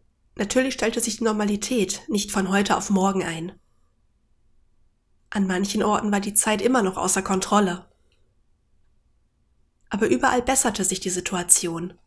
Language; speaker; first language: German; native; German